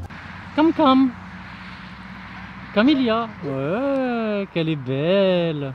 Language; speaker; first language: French; native; French